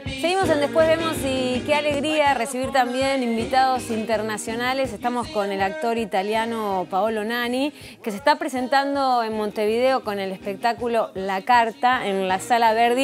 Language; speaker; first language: Spanish; native; Spanish